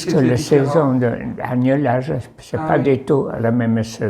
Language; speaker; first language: French; non-native, local second language; Basque